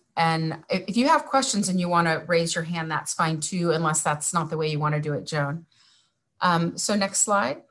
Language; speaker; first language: English; native; English